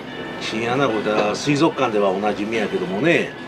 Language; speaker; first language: Japanese; native; Japanese